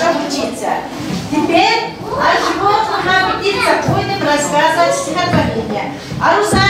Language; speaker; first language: Russian; non-native, local second language; Kyrgyz